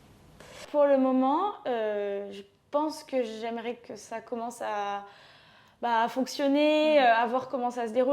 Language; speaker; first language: French; native; French